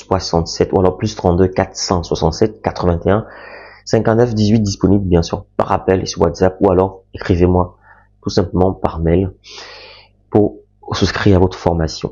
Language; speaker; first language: French; native; French